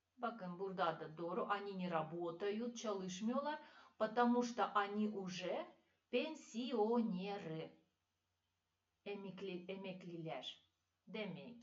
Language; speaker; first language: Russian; non-native, fluent; Turkish